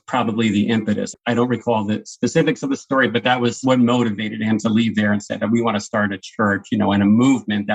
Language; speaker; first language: English; native; English